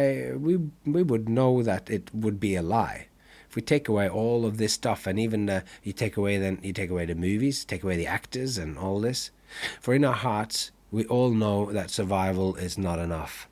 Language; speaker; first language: English; non-native, fluent; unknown